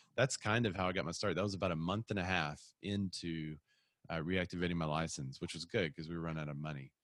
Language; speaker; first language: English; native; English